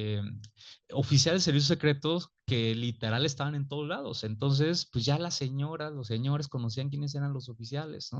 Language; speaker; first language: Spanish; native; Spanish